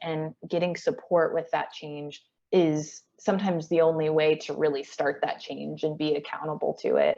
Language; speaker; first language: English; native; English